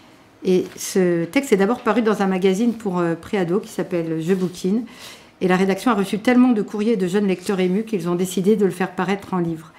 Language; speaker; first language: French; native; French